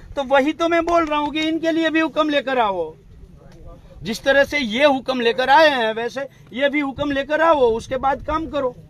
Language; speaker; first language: Hindi; non-native, local second language; Gujarati